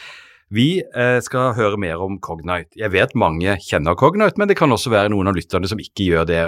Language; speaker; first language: Norwegian; native; Norwegian